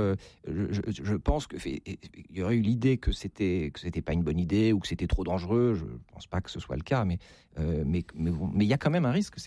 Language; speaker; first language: French; native; French